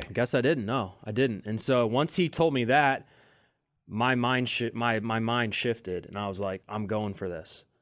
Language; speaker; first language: English; native; English